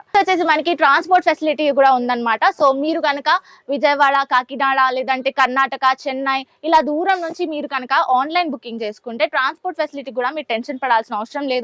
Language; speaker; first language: Telugu; native; Telugu